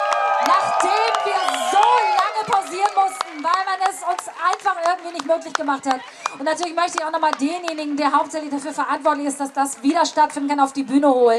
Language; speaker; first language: German; native; German